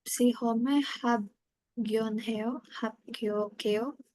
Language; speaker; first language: Korean; non-native, learner; Indonesian